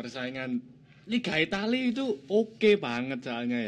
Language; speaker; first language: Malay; non-native, local second language; Javanese